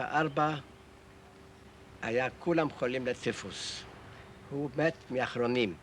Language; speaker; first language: Hebrew; non-native, fluent; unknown